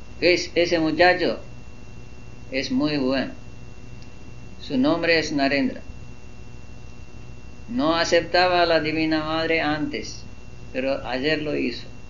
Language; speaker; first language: Spanish; non-native, fluent; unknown